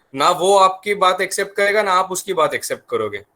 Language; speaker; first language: Hindi; non-native, local second language; Marathi